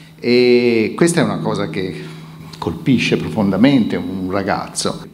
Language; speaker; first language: Italian; native; Italian